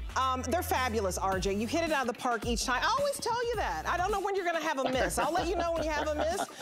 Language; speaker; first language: English; native; English